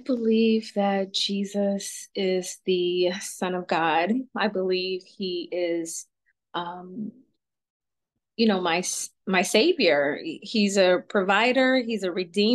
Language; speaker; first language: English; native; English